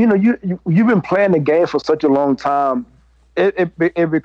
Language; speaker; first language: English; native; English